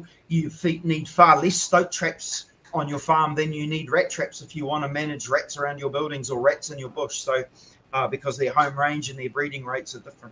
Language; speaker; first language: English; native; English